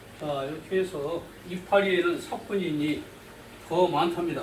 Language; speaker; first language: Korean; native; Korean